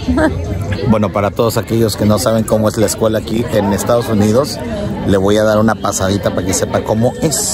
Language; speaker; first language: Spanish; native; Spanish